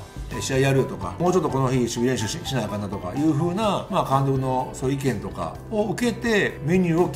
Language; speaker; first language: Japanese; native; Japanese